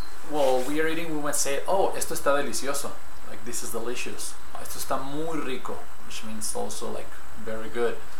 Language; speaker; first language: English; non-native, fluent; Spanish